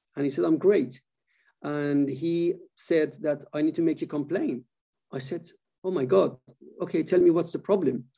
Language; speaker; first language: English; non-native, fluent; Persian